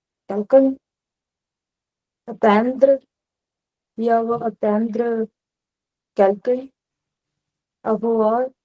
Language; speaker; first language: French; non-native, learner; Punjabi